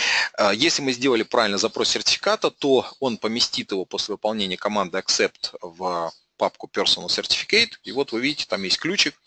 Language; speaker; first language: Russian; native; Russian